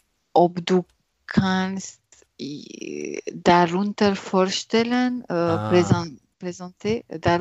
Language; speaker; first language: German; non-native, learner; French